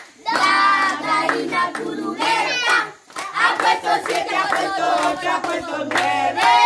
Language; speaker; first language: Spanish; native; Spanish